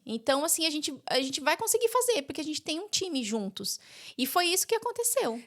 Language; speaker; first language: Portuguese; native; Portuguese